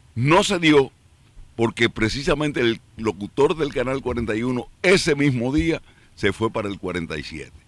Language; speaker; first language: Spanish; native; Spanish